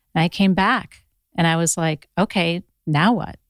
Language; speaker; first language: English; native; English